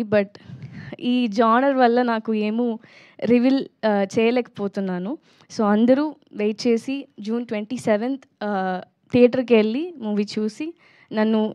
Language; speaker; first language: Telugu; non-native, learner; Tamil